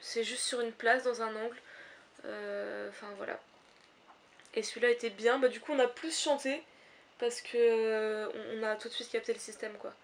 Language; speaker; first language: French; native; French